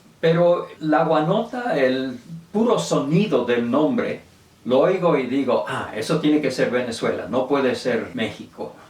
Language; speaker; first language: Spanish; non-native, local second language; English